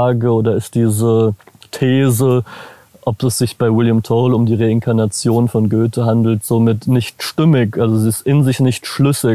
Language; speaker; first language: German; native; German